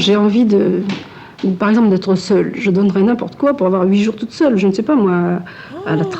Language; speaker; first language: French; native; French